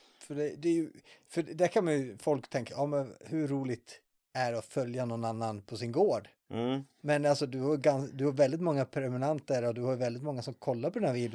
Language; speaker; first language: Swedish; native; Swedish